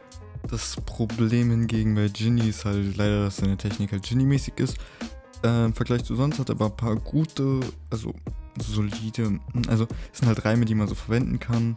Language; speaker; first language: German; native; German